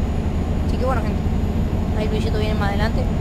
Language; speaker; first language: Spanish; native; Spanish